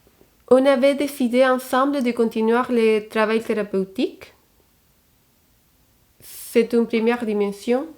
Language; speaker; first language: French; non-native, fluent; Spanish